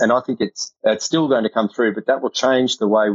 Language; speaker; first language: English; native; English